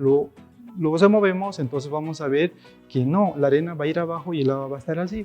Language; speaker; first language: Spanish; native; Spanish